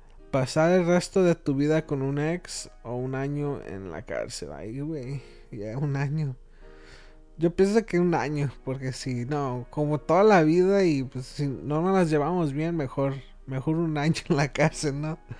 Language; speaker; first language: Spanish; early bilingual, other home language; English